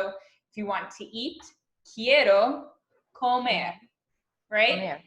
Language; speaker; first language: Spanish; non-native, fluent; English